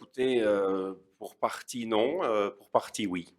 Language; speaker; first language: French; native; French